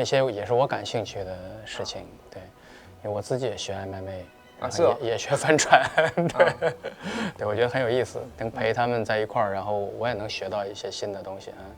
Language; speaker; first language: Chinese; native; Chinese